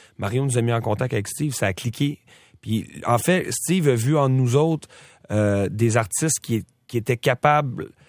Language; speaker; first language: French; native; French